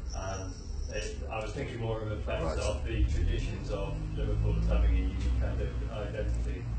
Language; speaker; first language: English; native; English